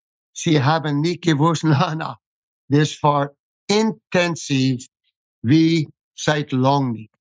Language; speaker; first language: German; non-native, fluent; English